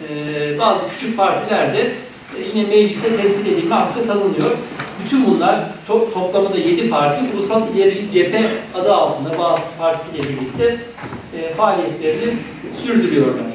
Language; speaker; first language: Turkish; native; Turkish